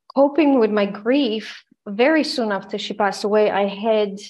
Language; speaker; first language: English; non-native, fluent; Croatian